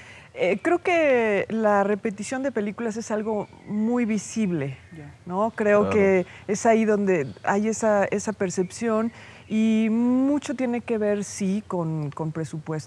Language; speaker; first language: Spanish; native; Spanish